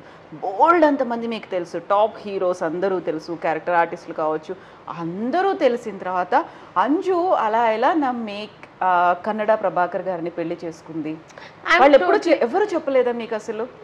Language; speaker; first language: Telugu; native; Telugu